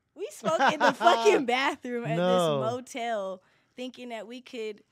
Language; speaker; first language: English; native; English